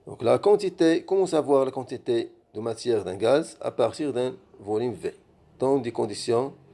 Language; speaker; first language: French; non-native, local second language; Arabic